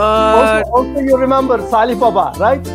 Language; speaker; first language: English; non-native, learner; Turkish